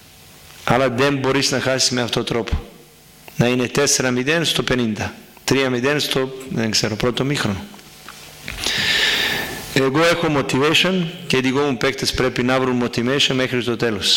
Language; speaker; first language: Greek; non-native, fluent; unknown